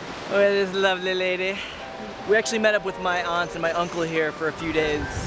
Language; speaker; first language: English; native; English